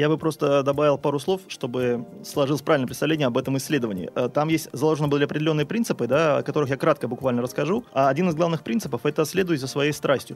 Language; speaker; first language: Russian; native; Russian